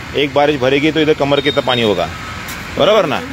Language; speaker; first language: Hindi; non-native, local second language; Marathi